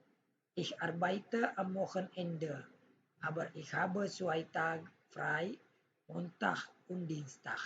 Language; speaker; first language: German; non-native, fluent; Indonesian